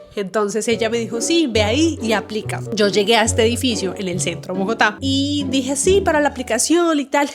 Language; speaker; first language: Spanish; native; Spanish